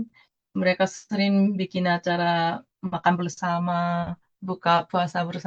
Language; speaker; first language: Indonesian; non-native, fluent; Japanese